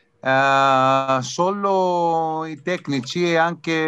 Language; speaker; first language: Italian; non-native, learner; Greek